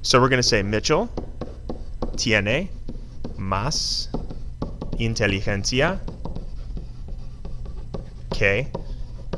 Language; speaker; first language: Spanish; non-native, fluent; English